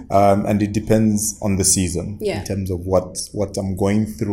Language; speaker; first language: English; non-native, local second language; Bemba